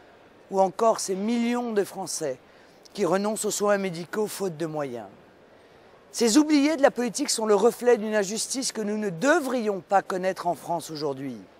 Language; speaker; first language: French; native; French